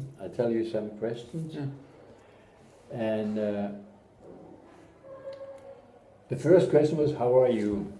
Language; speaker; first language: English; non-native, learner; German